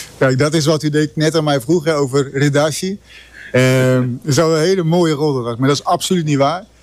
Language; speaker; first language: Dutch; native; Dutch